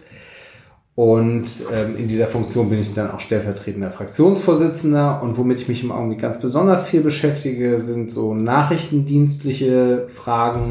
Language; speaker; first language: German; native; German